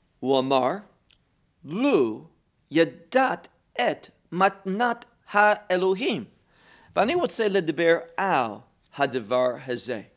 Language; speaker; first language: Hebrew; non-native, fluent; English